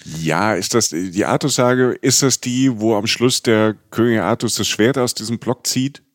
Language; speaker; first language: German; native; German